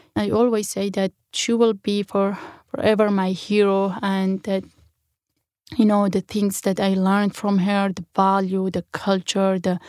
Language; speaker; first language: English; non-native, fluent; Kurdish